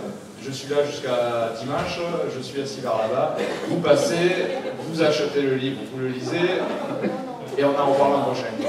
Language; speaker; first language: French; native; French